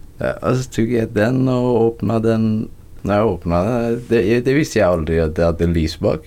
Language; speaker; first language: Norwegian; non-native, learner; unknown